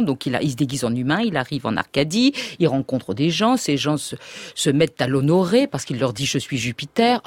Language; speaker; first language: French; native; French